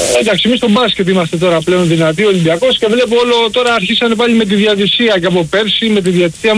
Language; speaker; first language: Greek; early bilingual, heritage; Greek